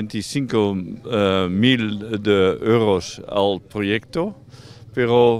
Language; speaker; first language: Spanish; non-native, learner; Dutch